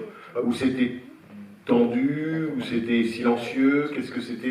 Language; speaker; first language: French; native; French